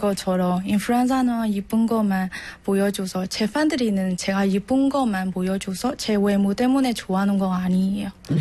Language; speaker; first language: Korean; non-native, learner; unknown